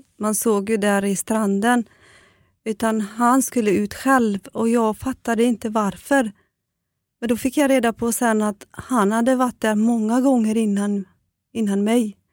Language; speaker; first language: Swedish; non-native, fluent; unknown